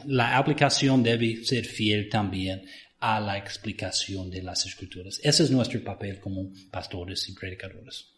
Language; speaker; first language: Spanish; non-native, fluent; English